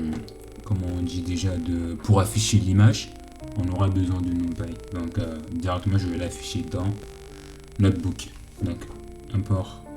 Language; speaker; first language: French; native; French